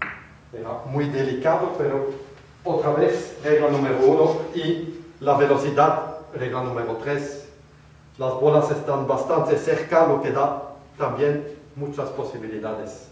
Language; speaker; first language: Spanish; non-native, fluent; French